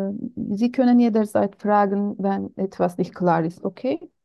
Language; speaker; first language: German; non-native, learner; Turkish